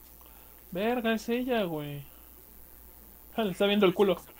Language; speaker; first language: Spanish; native; Spanish